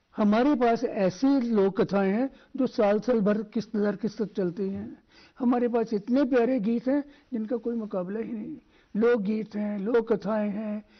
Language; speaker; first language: Hindi; non-native, local second language; Dogri